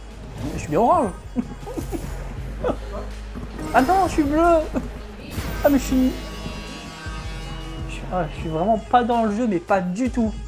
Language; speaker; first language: French; native; French